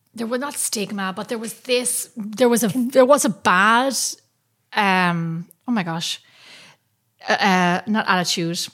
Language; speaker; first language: English; native; English